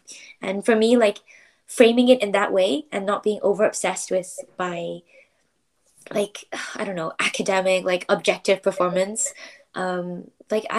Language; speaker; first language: English; non-native, local second language; Chinese